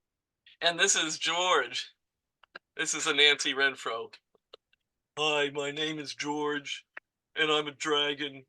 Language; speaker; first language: English; native; English